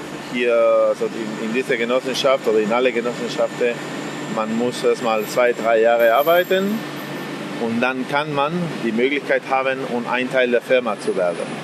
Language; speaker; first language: German; non-native, fluent; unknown